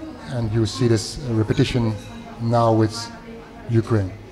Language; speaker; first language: English; non-native, fluent; Dutch